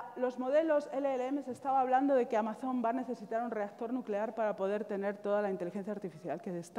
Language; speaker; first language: Spanish; native; Spanish